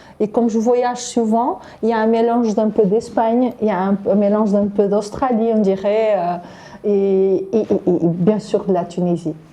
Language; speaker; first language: French; non-native, fluent; Portuguese